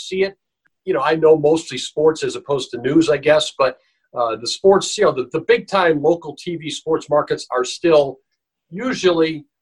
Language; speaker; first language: English; native; English